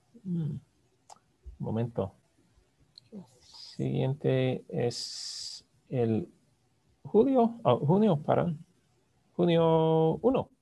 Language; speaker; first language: Spanish; non-native, fluent; English